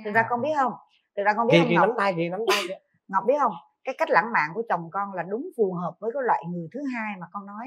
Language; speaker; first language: Vietnamese; native; Vietnamese